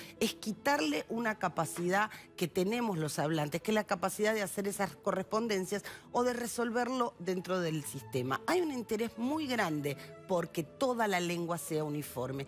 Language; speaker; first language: Spanish; native; Spanish